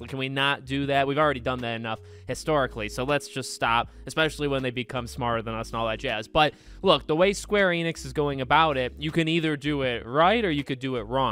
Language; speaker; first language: English; native; English